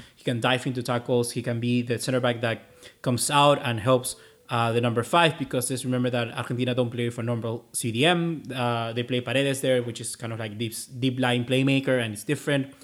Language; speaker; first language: English; non-native, fluent; Spanish